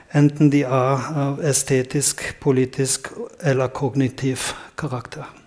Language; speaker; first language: Norwegian; non-native, fluent; German